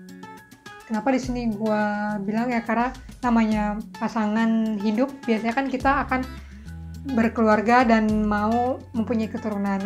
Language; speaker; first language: Indonesian; native; Indonesian